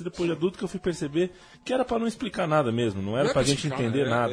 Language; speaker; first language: Portuguese; native; Portuguese